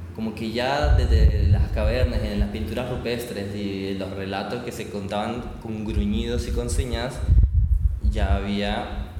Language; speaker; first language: Spanish; native; Spanish